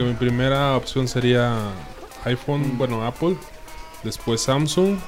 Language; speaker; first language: Spanish; native; Spanish